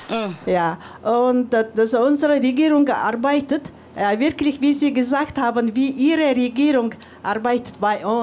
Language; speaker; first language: German; non-native, fluent; Mongolian